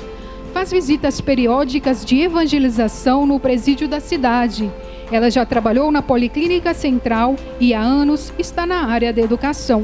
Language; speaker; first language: Portuguese; native; Portuguese